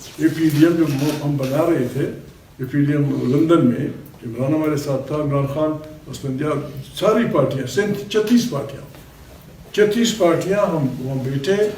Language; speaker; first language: Urdu; non-native, local second language; Pashto